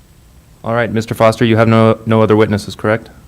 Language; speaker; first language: English; native; English